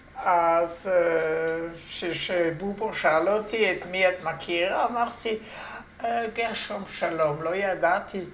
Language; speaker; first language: Hebrew; non-native, fluent; French